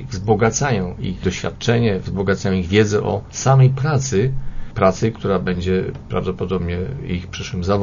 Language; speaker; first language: Polish; native; Polish